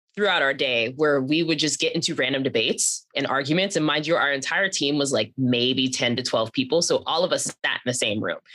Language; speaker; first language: English; native; English